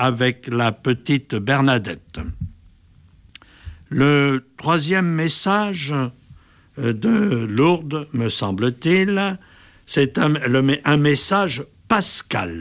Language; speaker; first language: French; native; French